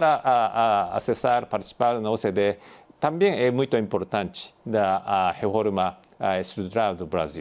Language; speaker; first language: Portuguese; non-native, fluent; Japanese